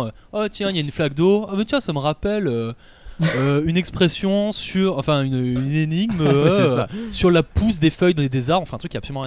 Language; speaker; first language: French; native; French